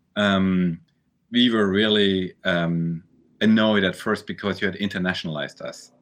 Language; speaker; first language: English; early bilingual, other home language; German